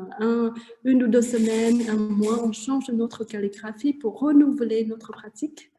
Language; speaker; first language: French; non-native, fluent; Vietnamese